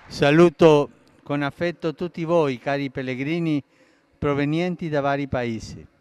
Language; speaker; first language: Italian; early bilingual, heritage; Spanish